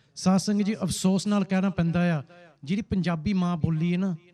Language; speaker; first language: Punjabi; early bilingual, heritage; Punjabi